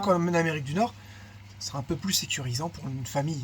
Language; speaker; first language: French; native; French